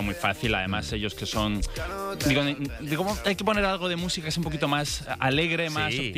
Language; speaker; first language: Spanish; native; Spanish